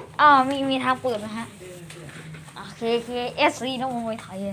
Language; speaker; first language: Thai; native; Thai